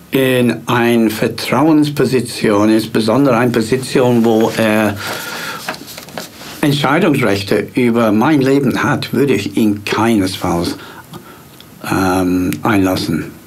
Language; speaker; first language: German; non-native, fluent; English